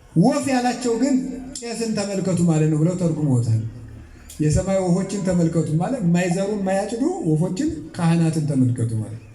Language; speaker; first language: Amharic; native; Amharic